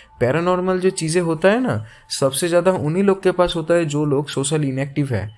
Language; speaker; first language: Hindi; non-native, local second language; Bangla